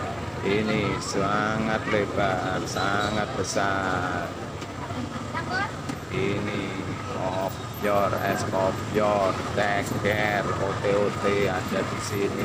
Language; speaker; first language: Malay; non-native, local second language; Javanese